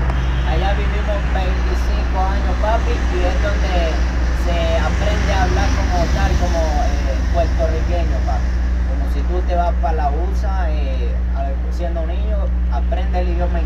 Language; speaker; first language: Spanish; native; Spanish